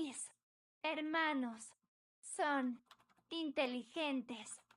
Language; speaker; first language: Spanish; non-native, learner; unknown